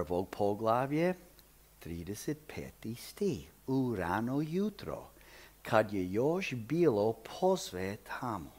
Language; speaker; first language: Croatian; early bilingual, heritage; Croatian